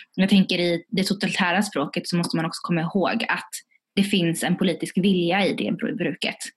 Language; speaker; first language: Swedish; early bilingual, other home language; Tigrinya